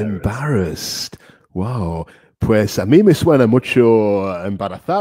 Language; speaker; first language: Spanish; non-native, fluent; English